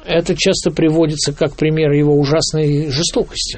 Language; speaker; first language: Russian; native; Russian